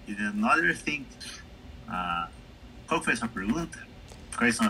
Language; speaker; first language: Portuguese; native; Portuguese